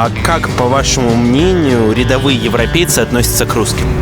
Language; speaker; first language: Russian; native; Russian